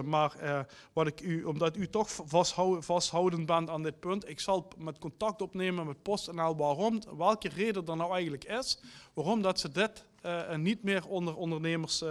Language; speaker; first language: Dutch; native; Dutch